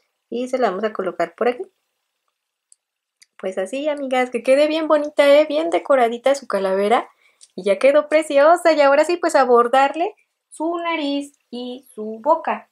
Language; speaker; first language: Spanish; native; Spanish